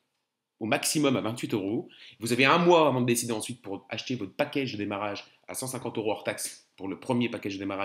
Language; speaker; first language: French; native; French